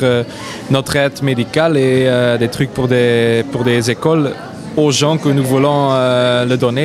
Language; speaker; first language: French; non-native, local second language; Dutch